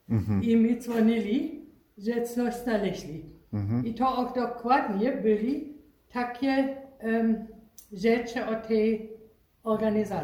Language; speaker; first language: Polish; non-native, learner; German